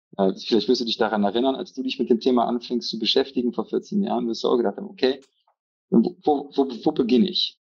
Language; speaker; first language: German; native; German